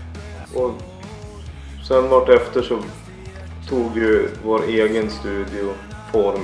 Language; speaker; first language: Swedish; native; Swedish